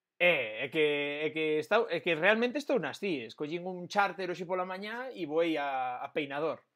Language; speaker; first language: Galician; non-native, local second language; Spanish